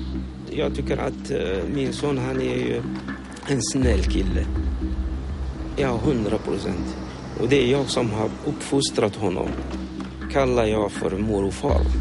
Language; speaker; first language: Swedish; non-native, learner; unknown